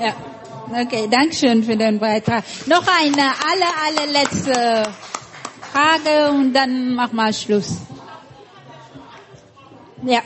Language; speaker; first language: German; non-native, fluent; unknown